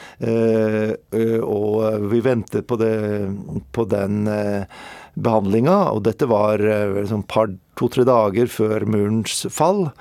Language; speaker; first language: Norwegian; native; Norwegian